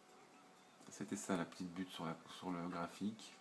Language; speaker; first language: French; native; French